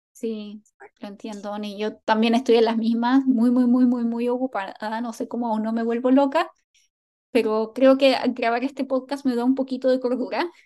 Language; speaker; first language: Spanish; native; Spanish